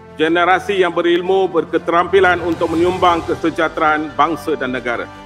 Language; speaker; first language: Malay; non-native, local second language; Tamil